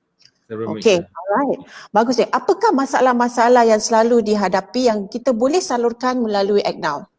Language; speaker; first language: Malay; native; Malay